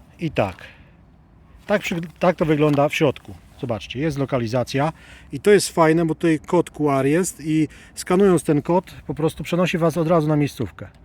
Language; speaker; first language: Polish; native; Polish